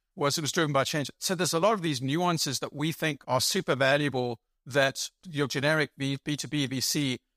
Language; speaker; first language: English; native; English